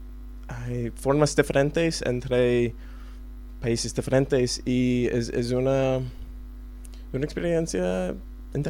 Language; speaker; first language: Spanish; non-native, learner; English